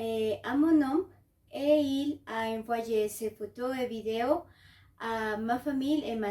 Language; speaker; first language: French; non-native, learner; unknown